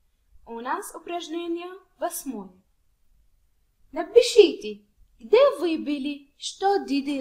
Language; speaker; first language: Russian; non-native, fluent; Arabic